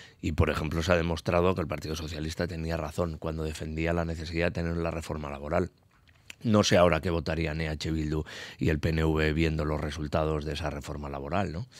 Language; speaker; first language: Spanish; native; Spanish